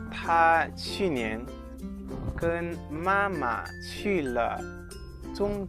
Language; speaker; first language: Chinese; non-native, fluent; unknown